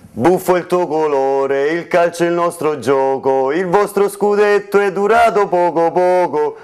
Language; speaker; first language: Italian; native; Italian